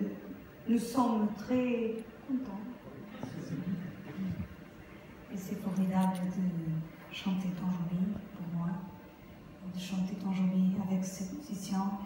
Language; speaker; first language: French; non-native, learner; Portuguese